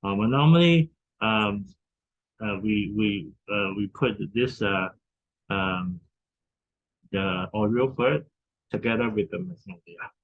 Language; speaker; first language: English; non-native, fluent; Chinese